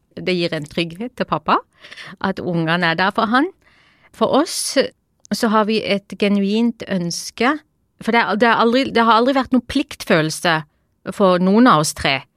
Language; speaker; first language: Norwegian; early bilingual, other home language; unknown